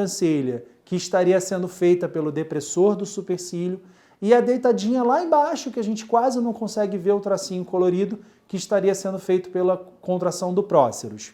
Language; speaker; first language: Portuguese; native; Portuguese